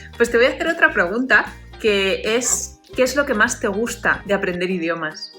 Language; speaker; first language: Spanish; native; Spanish